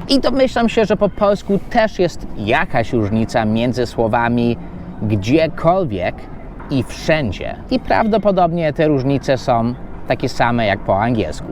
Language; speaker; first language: Polish; non-native, fluent; English